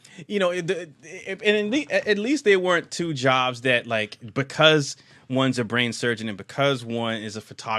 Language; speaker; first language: English; native; English